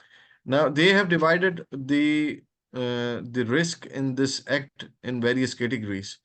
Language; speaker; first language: English; non-native, local second language; Urdu